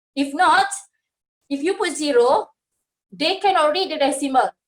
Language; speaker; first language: English; non-native, local second language; Malay